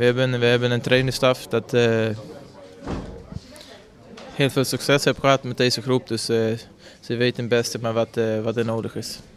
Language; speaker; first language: Dutch; non-native, fluent; Swedish